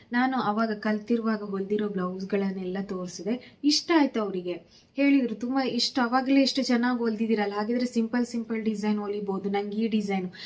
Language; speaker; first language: Kannada; native; Kannada